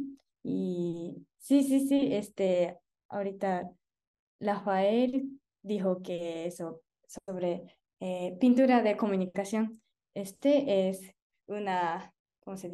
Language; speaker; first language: Spanish; non-native, learner; Japanese